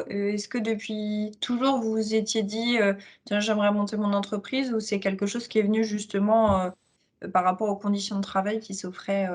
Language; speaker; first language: French; native; French